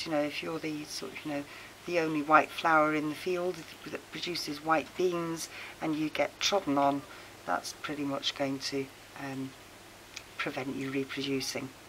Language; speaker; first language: English; native; English